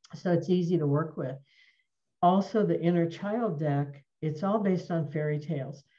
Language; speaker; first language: English; native; English